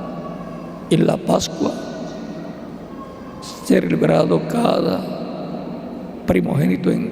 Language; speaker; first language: Spanish; native; Spanish